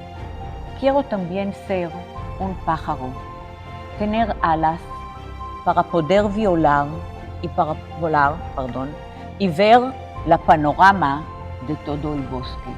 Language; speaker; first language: Spanish; non-native, fluent; Hebrew